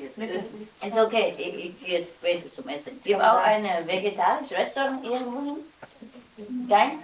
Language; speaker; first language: German; non-native, learner; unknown